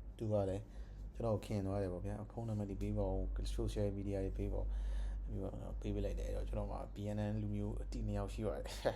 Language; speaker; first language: Burmese; non-native, local second language; Chinese